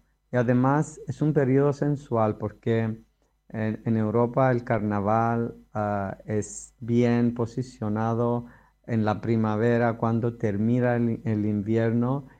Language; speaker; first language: Spanish; non-native, fluent; Greek